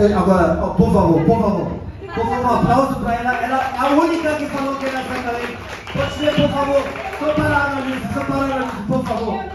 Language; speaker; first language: Portuguese; non-native, fluent; German